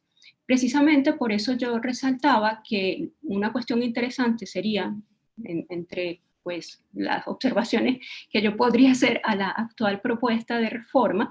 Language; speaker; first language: Spanish; native; Spanish